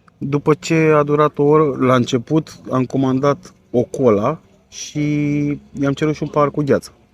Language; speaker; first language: Romanian; native; Romanian